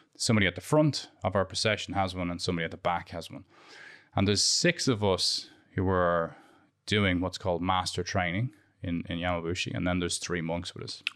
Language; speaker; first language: English; native; English